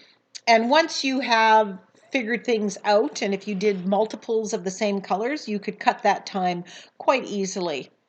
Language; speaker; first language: English; native; English